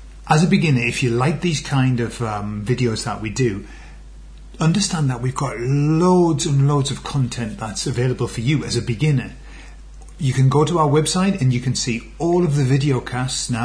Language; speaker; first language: English; native; English